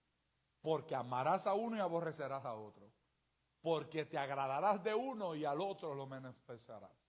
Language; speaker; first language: Spanish; native; Spanish